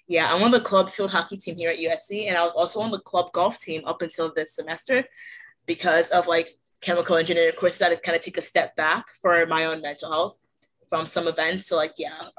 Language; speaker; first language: English; native; English